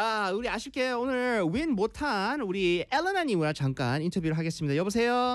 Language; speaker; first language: Korean; native; Korean